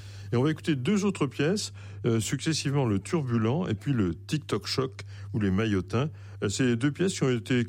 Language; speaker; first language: French; native; French